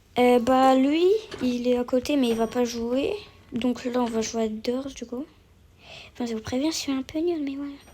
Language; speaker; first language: French; native; French